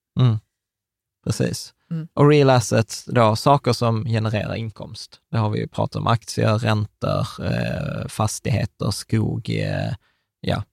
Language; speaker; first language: Swedish; early bilingual, other home language; Czech